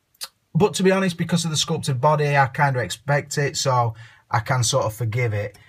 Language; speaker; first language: English; native; English